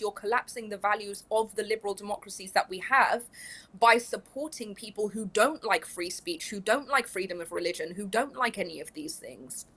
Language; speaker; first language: English; early bilingual, other home language; Persian